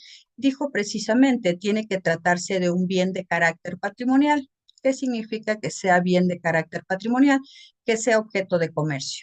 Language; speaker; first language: Spanish; native; Spanish